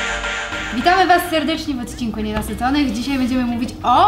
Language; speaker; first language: Polish; native; Polish